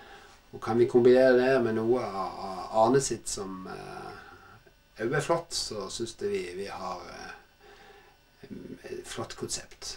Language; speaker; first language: Norwegian; native; Norwegian